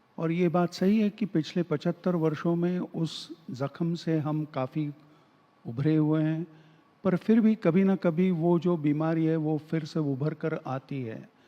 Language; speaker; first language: Hindi; non-native, local second language; Marathi